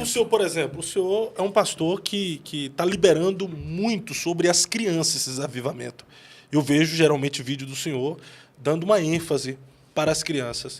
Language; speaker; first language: Portuguese; native; Portuguese